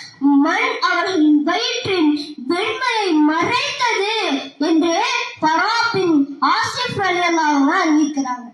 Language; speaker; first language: Tamil; native; Tamil